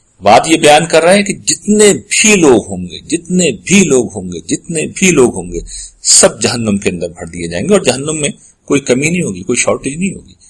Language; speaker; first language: Urdu; native; Urdu